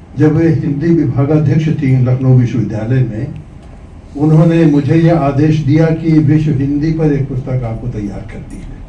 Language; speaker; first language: Hindi; native; Hindi